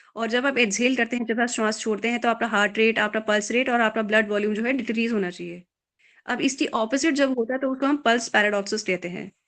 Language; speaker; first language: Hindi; native; Hindi